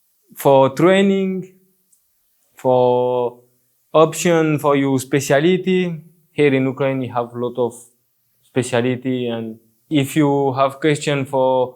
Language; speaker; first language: English; non-native, learner; French